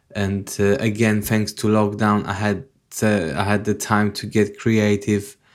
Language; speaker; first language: English; non-native, fluent; Polish